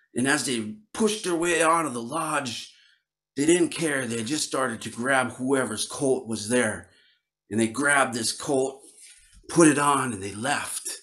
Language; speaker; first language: English; native; English